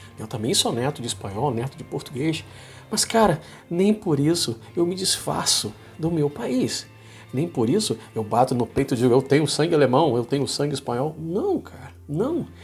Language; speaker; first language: Portuguese; native; Portuguese